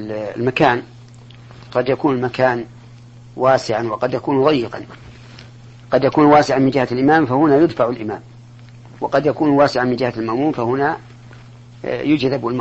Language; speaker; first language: Arabic; native; Arabic